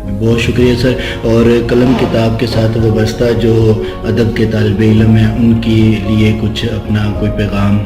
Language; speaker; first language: Urdu; non-native, local second language; Punjabi